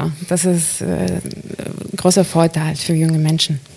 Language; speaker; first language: German; non-native, fluent; Ukrainian